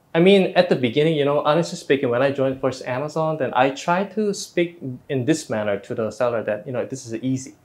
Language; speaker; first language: English; non-native, fluent; Korean